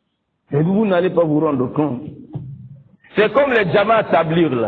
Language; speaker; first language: French; non-native, local second language; Lingala